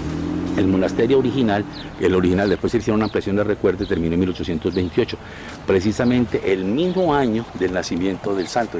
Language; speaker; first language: Spanish; native; Spanish